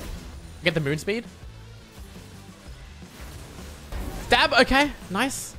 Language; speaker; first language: English; native; English